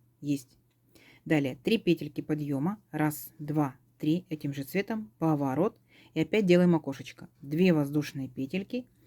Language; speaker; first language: Russian; native; Russian